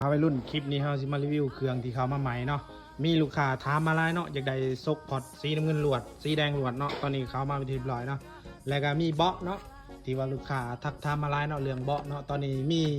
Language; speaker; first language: Thai; non-native, local second language; Lao